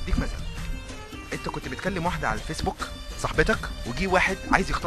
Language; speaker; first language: Arabic; native; Arabic